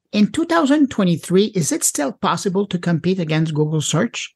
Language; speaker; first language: English; non-native, fluent; French